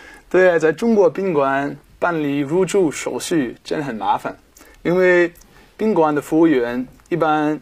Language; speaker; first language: Chinese; non-native, fluent; German